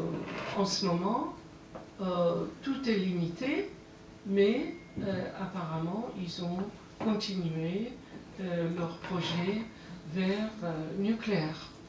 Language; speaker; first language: French; non-native, fluent; Persian